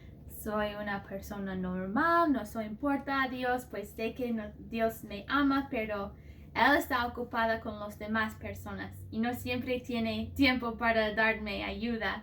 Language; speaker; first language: Spanish; non-native, fluent; English